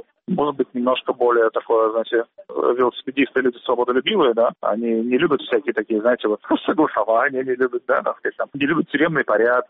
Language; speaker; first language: Russian; native; Russian